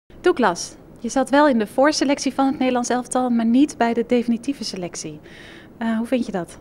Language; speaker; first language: Dutch; native; Dutch